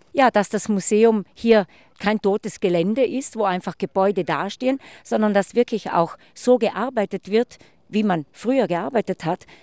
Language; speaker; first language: German; native; German